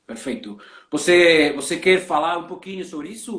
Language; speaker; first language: Portuguese; non-native, learner; Spanish